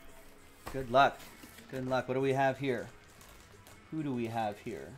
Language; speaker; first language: English; native; English